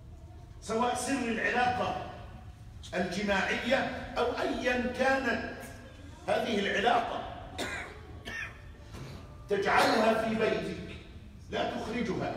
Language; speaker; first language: Arabic; native; Arabic